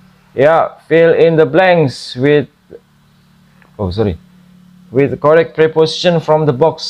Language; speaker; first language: English; non-native, fluent; Indonesian